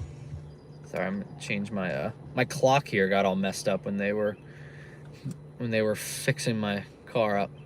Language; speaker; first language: English; native; English